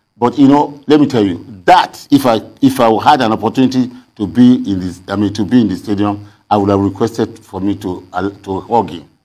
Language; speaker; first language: English; non-native, local second language; Yoruba